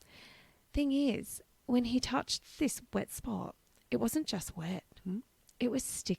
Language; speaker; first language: English; native; English